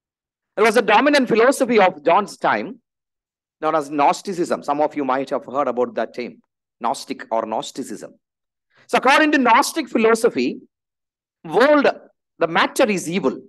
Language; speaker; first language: English; non-native, local second language; Malayalam